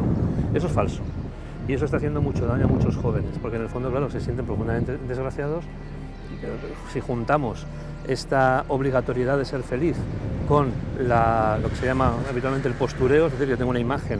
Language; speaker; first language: Spanish; native; Spanish